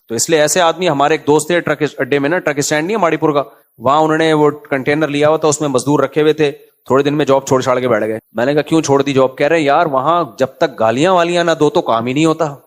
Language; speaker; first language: Urdu; native; Urdu